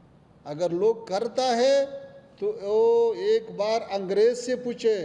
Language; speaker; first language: Hindi; non-native, fluent; Pashto